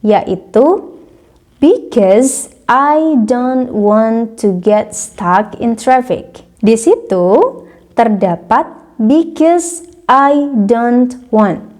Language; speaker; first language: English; non-native, learner; Indonesian